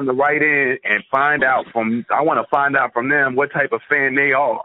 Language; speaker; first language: English; native; English